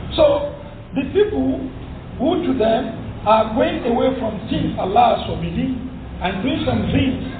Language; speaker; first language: English; non-native, local second language; Yoruba